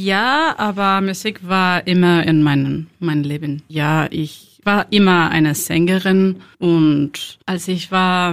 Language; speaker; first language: German; non-native, learner; Spanish